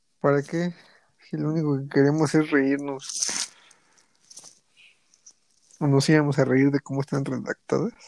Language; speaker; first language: Spanish; native; Spanish